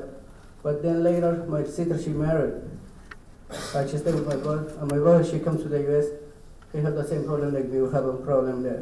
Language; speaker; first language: English; non-native, learner; Kʼicheʼ